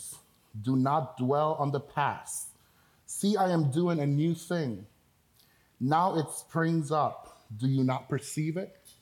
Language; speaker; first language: English; non-native, local second language; Spanish